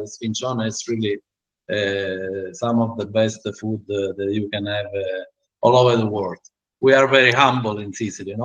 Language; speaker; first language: English; non-native, learner; Italian